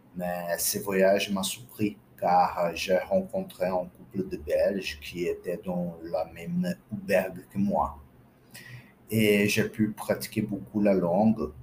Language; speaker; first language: French; non-native, fluent; Portuguese